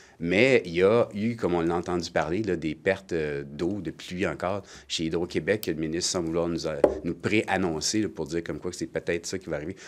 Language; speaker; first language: French; native; French